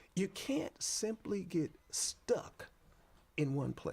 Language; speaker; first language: English; native; English